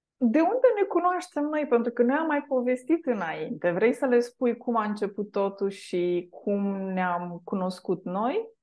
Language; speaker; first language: Romanian; native; Romanian